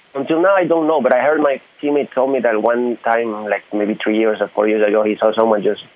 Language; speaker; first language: English; non-native, fluent; Spanish